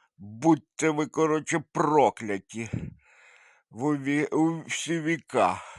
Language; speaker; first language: Ukrainian; native; Ukrainian